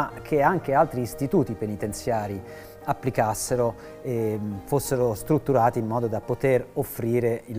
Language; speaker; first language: Italian; native; Italian